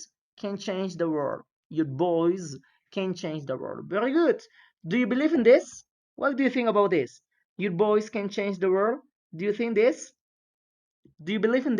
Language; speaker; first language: English; non-native, fluent; Spanish